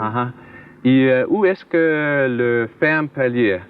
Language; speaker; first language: French; non-native, learner; Danish